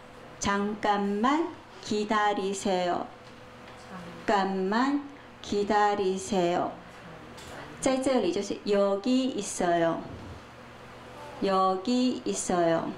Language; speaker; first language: Korean; non-native, fluent; Chinese